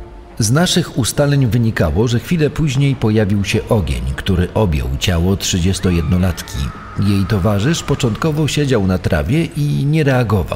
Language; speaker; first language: Polish; native; Polish